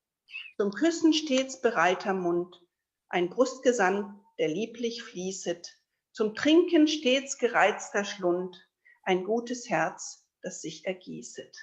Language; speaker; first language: German; native; German